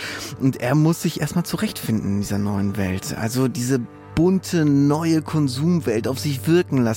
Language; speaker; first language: German; native; German